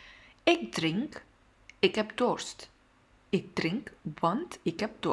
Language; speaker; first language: Dutch; non-native, learner; Indonesian